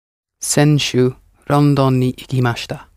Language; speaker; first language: Japanese; non-native, learner; English